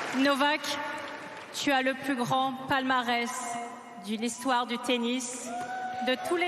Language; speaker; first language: French; native; French